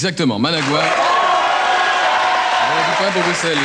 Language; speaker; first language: French; native; French